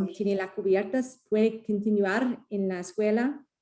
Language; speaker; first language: Spanish; non-native, learner; English